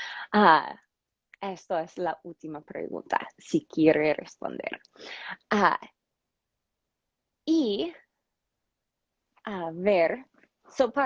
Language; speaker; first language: Spanish; non-native, fluent; English